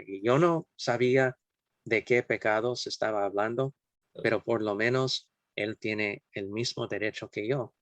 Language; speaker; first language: Spanish; non-native, fluent; English